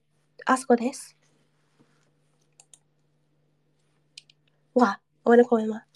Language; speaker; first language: Japanese; non-native, learner; English